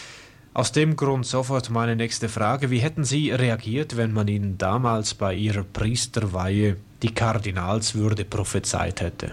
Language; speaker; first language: German; native; German